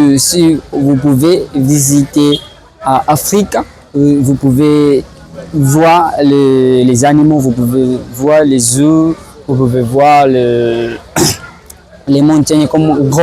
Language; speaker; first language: French; non-native, learner; Swahili